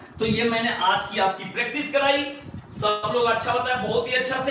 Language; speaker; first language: Hindi; native; Hindi